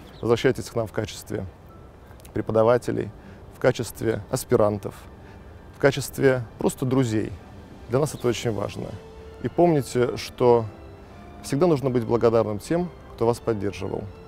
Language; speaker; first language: Russian; native; Russian